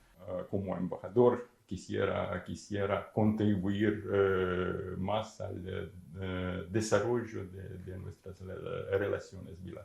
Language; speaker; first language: Spanish; non-native, fluent; Ukrainian